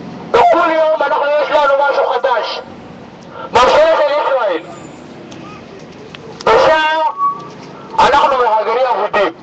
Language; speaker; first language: Hebrew; non-native, learner; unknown